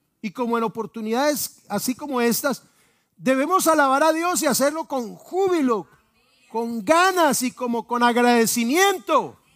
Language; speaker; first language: Spanish; native; Spanish